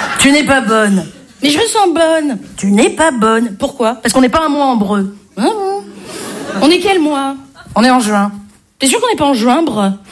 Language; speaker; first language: French; native; French